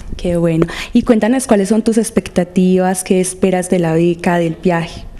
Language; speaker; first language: Spanish; native; Spanish